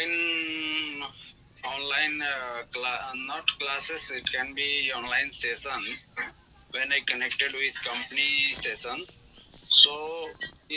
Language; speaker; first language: English; non-native, learner; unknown